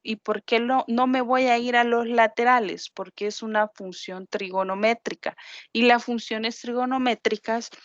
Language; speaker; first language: Spanish; native; Spanish